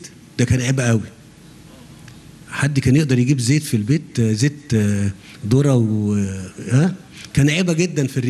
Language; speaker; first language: Arabic; native; Arabic